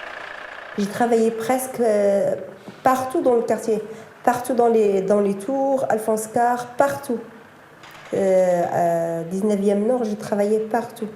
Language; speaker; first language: French; non-native, fluent; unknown